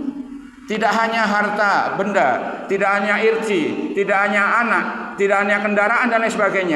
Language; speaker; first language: Indonesian; native; Indonesian